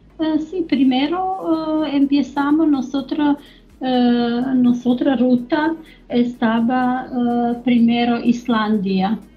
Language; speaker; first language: Spanish; non-native, learner; German